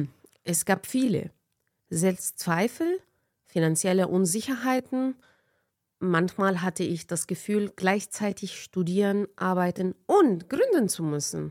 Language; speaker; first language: German; non-native, fluent; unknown